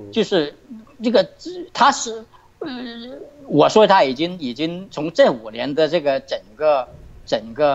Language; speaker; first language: Chinese; native; Chinese